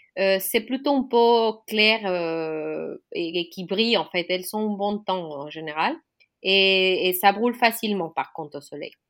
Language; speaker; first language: French; non-native, fluent; Spanish